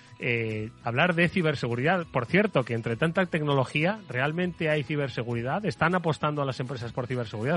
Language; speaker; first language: Spanish; native; Spanish